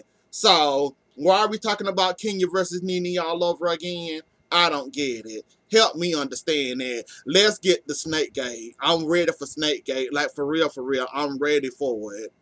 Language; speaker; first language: English; native; English